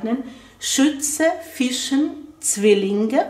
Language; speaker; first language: German; non-native, fluent; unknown